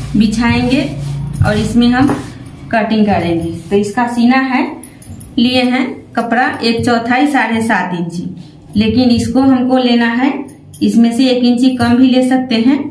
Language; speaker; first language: Hindi; native; Hindi